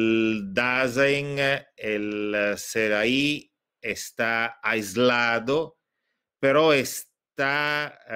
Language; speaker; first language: Spanish; non-native, fluent; Italian